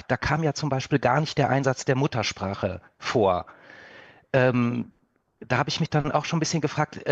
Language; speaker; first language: German; native; German